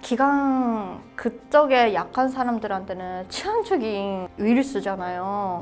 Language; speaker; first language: Korean; non-native, fluent; Japanese